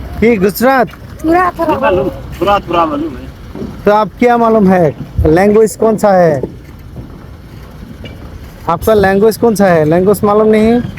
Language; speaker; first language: Hindi; non-native, learner; Bangla